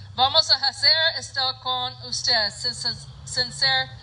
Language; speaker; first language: Spanish; non-native, learner; English